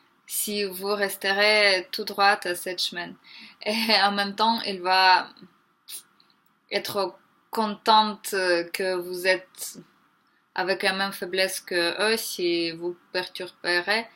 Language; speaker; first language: French; non-native, learner; Ukrainian